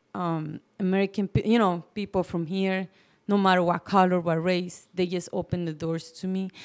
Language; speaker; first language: English; non-native, fluent; Spanish